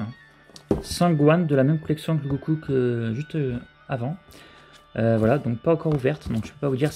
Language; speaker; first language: French; native; French